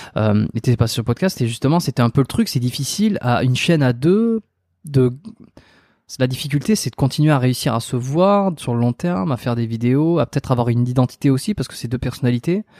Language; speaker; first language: French; native; French